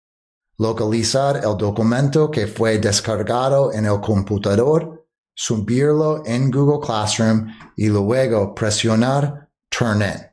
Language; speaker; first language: Spanish; non-native, fluent; English